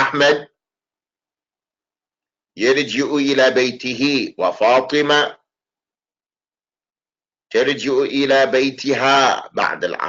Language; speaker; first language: Arabic; non-native, fluent; English